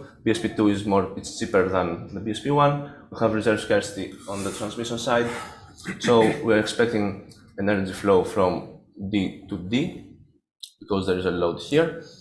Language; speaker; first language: English; non-native, fluent; Greek